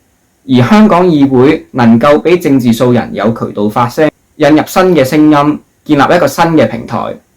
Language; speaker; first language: Cantonese; native; Cantonese